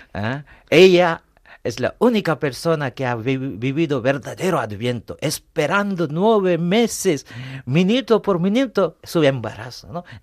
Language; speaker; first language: Spanish; non-native, fluent; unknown